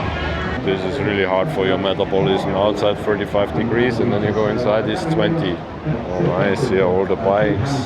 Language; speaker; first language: English; non-native, fluent; German